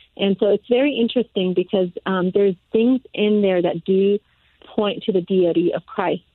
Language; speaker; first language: English; early bilingual, other home language; Persian